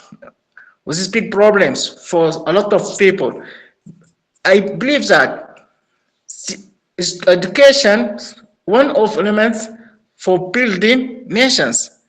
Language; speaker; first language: English; non-native, learner; Arabic